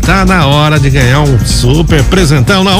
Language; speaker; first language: Portuguese; native; Portuguese